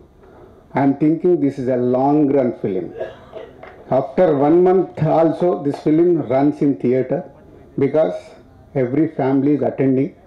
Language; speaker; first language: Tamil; non-native, learner; Telugu